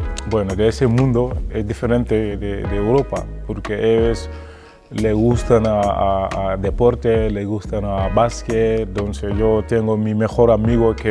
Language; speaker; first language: Spanish; non-native, fluent; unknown